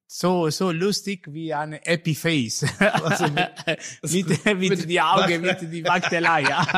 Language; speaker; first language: German; non-native, learner; Italian